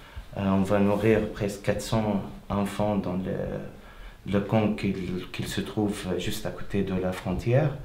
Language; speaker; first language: French; non-native, fluent; Arabic